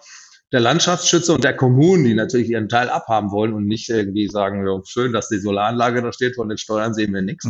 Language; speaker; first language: German; native; German